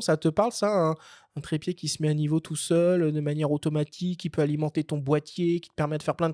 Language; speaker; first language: French; native; French